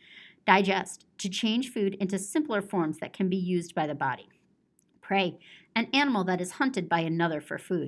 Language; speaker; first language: English; native; English